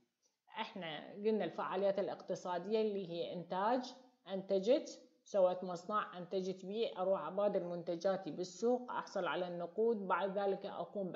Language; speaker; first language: Arabic; native; Arabic